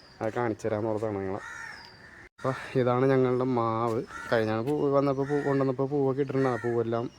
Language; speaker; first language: Malayalam; native; Malayalam